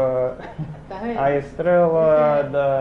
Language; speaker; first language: Portuguese; non-native, learner; English